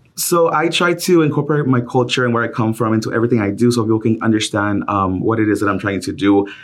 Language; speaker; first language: English; early bilingual, other home language; Spanish